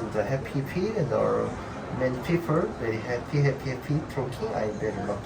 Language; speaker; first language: English; non-native, learner; Korean